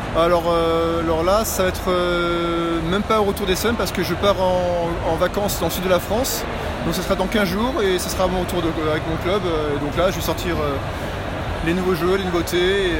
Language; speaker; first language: French; native; French